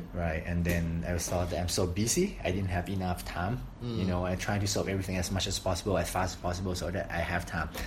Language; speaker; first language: English; non-native, fluent; Thai